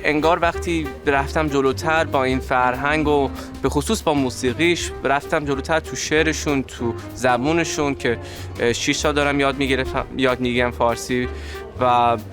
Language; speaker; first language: Persian; non-native, fluent; English